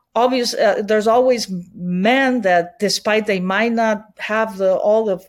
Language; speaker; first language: English; non-native, fluent; Spanish